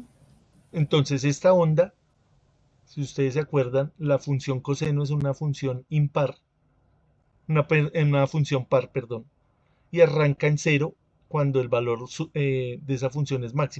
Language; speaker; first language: Spanish; native; Spanish